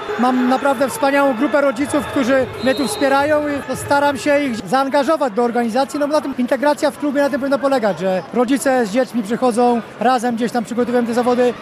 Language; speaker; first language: Polish; native; Polish